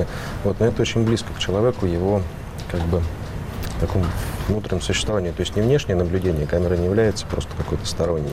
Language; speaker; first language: Russian; native; Russian